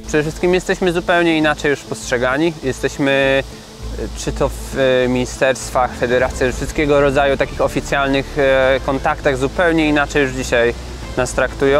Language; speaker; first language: Polish; native; Polish